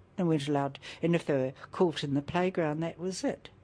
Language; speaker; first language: English; native; English